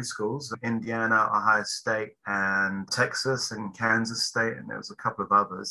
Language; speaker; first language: English; native; English